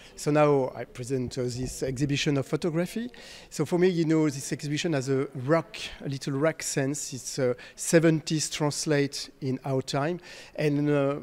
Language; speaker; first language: English; non-native, fluent; French